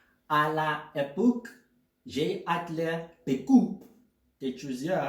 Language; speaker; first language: French; non-native, learner; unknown